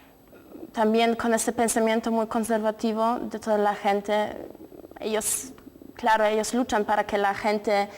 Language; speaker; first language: Spanish; non-native, fluent; Polish